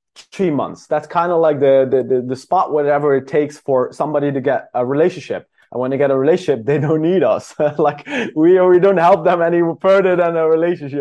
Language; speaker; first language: English; non-native, fluent; Dutch